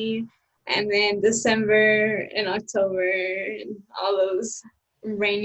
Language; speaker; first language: English; early bilingual, other home language; Spanish